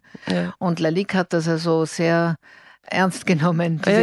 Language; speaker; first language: German; native; German